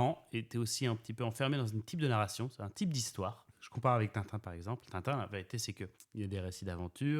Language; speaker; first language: French; native; French